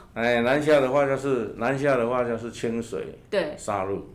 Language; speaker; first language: Chinese; native; Chinese